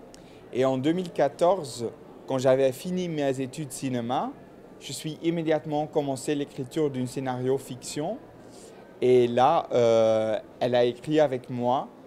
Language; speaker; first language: French; non-native, local second language; Dutch